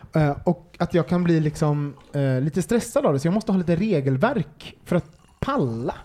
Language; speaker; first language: Swedish; native; Swedish